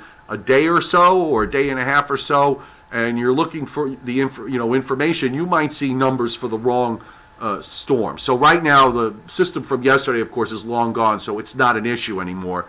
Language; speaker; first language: English; native; English